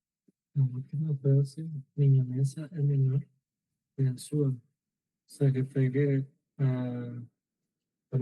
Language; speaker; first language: Portuguese; non-native, learner; Spanish